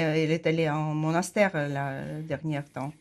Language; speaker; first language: French; non-native, fluent; Ukrainian